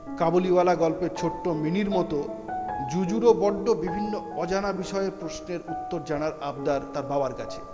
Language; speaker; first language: Bangla; native; Bangla